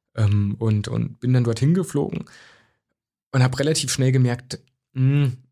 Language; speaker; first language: German; native; German